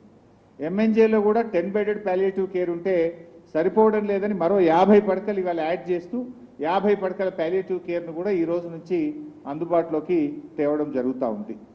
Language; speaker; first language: Telugu; native; Telugu